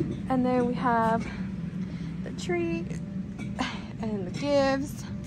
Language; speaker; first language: English; early bilingual, other home language; Spanish